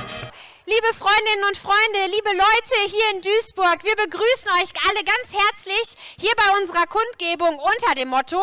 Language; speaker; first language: German; native; German